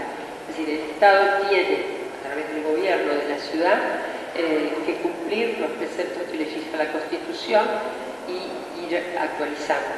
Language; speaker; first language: Spanish; native; Spanish